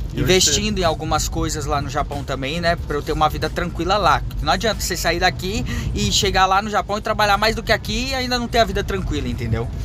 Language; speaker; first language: Portuguese; early bilingual, other home language; Japanese